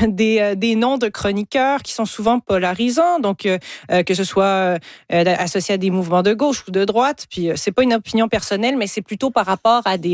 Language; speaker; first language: French; native; French